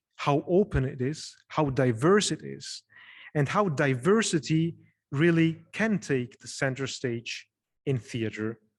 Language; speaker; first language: English; non-native, fluent; Italian